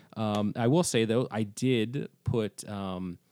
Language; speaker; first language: English; native; English